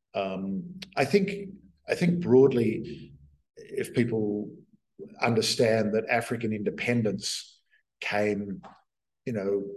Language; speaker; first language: English; native; English